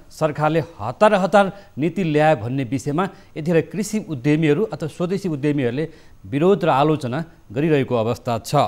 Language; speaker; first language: Nepali; native; Nepali